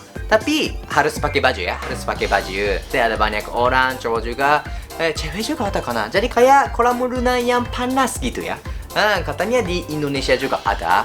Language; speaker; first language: Indonesian; non-native, learner; Japanese